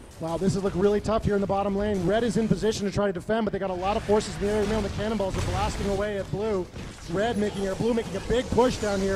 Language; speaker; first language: English; native; English